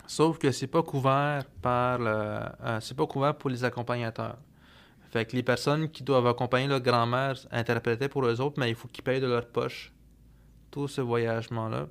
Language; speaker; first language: French; non-native, local second language; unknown